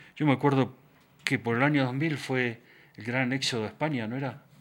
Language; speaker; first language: Spanish; native; Spanish